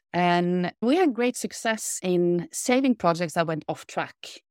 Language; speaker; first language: English; non-native, fluent; Norwegian